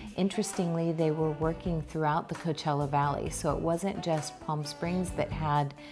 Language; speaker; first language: English; native; English